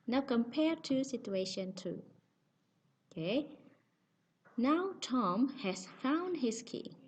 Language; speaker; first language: English; non-native, fluent; Indonesian